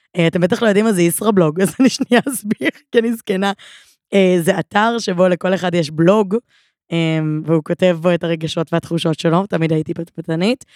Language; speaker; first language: Hebrew; native; Hebrew